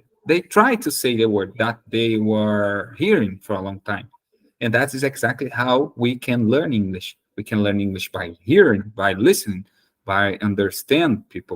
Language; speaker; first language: English; non-native, fluent; Portuguese